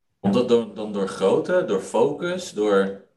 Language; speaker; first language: Dutch; native; Dutch